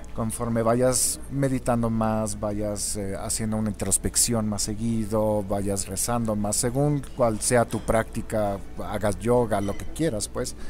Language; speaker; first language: Spanish; non-native, local second language; German